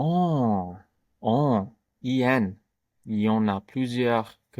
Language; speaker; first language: French; non-native, learner; English